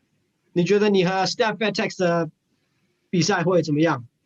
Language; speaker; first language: Chinese; non-native, learner; English